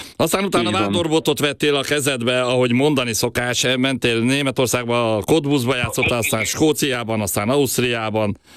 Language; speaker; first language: Hungarian; native; Hungarian